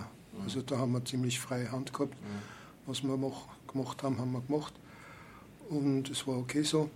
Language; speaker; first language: German; native; German